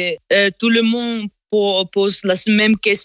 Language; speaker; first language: French; non-native, local second language; German